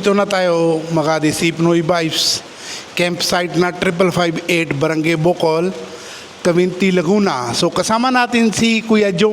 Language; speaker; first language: Filipino; non-native, learner; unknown